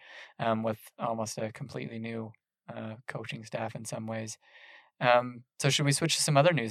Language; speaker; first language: English; native; English